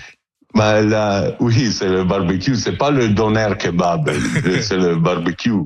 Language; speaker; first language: French; non-native, learner; Italian